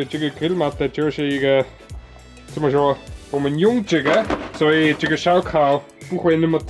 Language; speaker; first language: Chinese; non-native, fluent; German